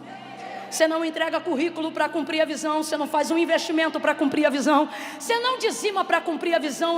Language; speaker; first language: Portuguese; native; Portuguese